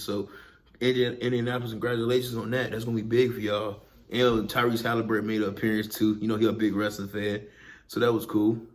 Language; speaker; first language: English; native; English